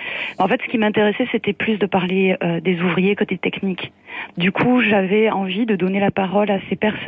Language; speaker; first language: French; native; French